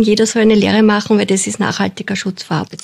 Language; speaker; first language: German; native; German